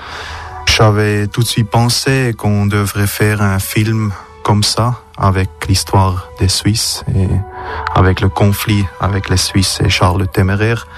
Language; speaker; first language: French; non-native, local second language; German